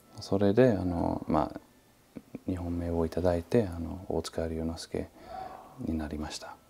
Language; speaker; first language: Japanese; non-native, fluent; Italian